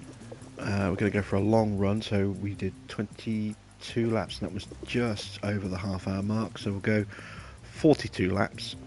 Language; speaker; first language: English; native; English